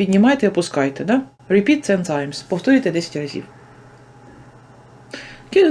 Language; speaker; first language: Ukrainian; native; Ukrainian